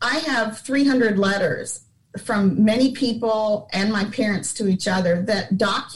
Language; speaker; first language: English; native; English